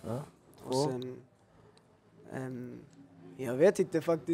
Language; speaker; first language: Swedish; early bilingual, other home language; Albanian